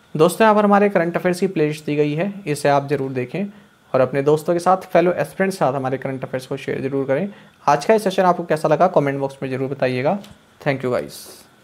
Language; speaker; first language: Hindi; native; Hindi